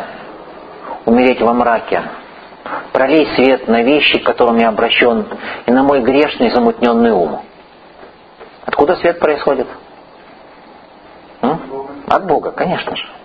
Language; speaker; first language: Russian; native; Russian